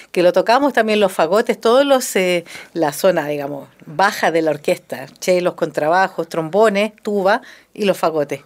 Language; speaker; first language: Spanish; native; Spanish